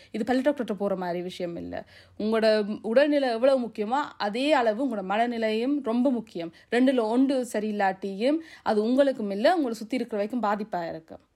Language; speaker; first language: Tamil; early bilingual, heritage; Tamil